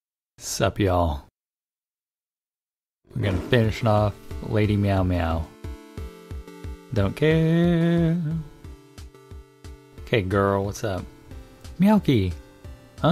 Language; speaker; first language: English; native; English